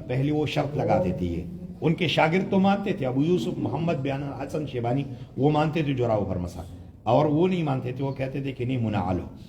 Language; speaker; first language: Urdu; non-native, local second language; Pashto